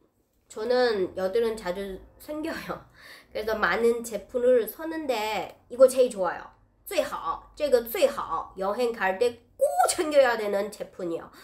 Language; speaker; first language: Korean; non-native, fluent; Chinese